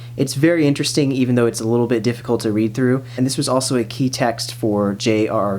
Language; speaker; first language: English; native; English